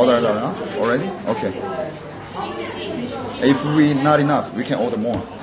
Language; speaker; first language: English; non-native, learner; Korean